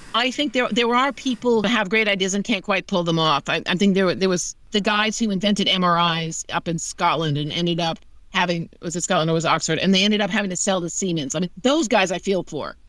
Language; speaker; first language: English; native; English